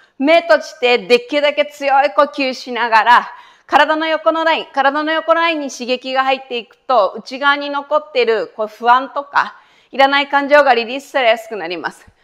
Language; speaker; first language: Japanese; native; Japanese